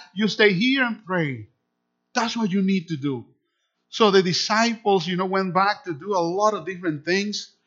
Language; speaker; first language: English; non-native, fluent; Spanish